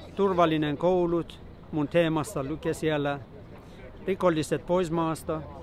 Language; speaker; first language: Finnish; non-native, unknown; Persian